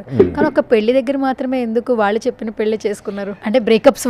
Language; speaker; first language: Telugu; native; Telugu